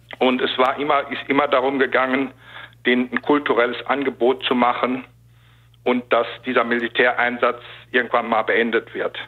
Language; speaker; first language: German; native; German